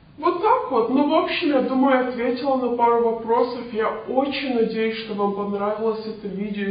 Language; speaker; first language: Russian; non-native, local second language; Romanian